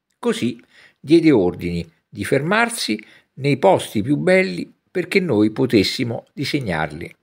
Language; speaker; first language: Italian; native; Italian